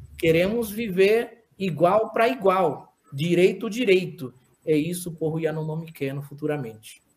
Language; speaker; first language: Portuguese; non-native, local second language; Yanomámi